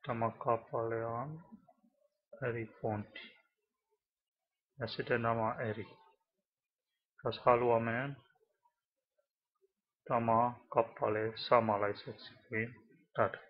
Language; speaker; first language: Finnish; non-native, learner; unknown